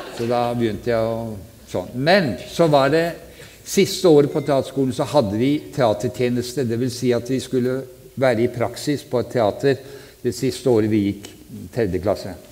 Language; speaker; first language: Norwegian; native; Norwegian